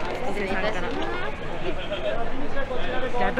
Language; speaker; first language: Japanese; native; Japanese